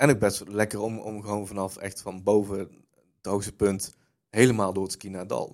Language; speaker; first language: Dutch; native; Dutch